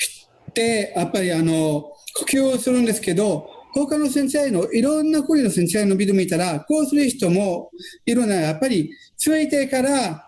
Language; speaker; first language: Japanese; non-native, fluent; Italian